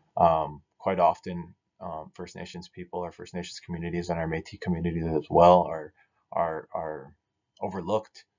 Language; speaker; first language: English; native; English